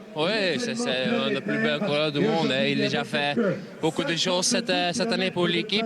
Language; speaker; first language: French; non-native, local second language; Dutch